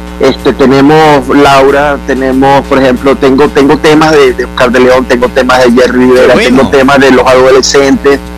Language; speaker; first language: Spanish; native; Spanish